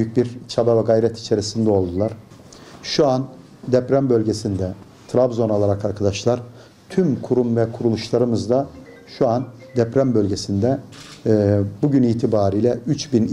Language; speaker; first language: Turkish; native; Turkish